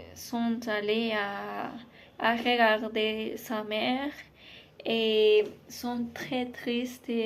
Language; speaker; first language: French; non-native, learner; Spanish